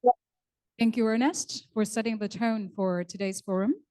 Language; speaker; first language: English; non-native, local second language; Vietnamese